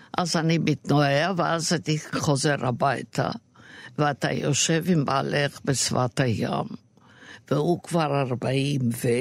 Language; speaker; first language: Hebrew; non-native, fluent; Yiddish